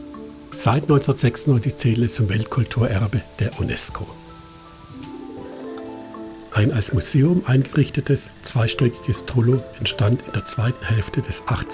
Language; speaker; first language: German; native; German